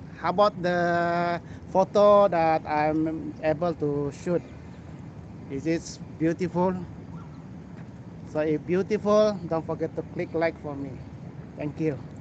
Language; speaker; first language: English; non-native, local second language; Malay